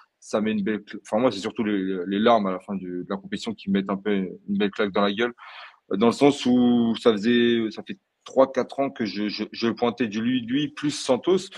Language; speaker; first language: French; early bilingual, other home language; Portuguese